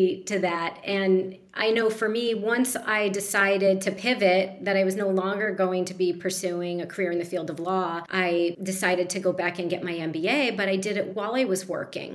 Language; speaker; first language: English; native; English